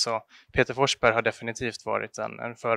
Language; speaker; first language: Swedish; native; Swedish